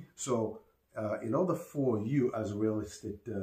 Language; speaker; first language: English; non-native, fluent; Haitian Creole